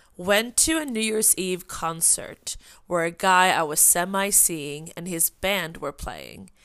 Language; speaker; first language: English; non-native, fluent; Swedish